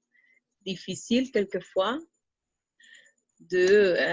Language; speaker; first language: French; non-native, fluent; Spanish